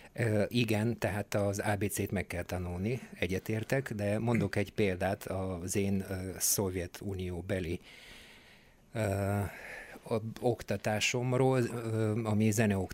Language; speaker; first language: Hungarian; non-native, fluent; Bulgarian